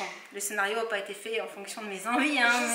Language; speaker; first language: French; native; French